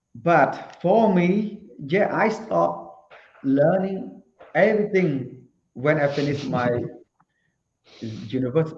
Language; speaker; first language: English; non-native, learner; Khmer